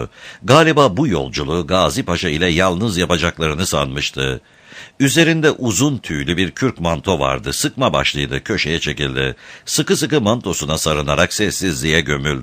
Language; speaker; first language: Turkish; native; Turkish